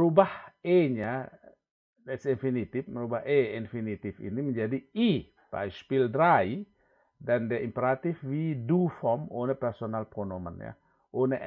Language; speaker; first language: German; non-native, fluent; Indonesian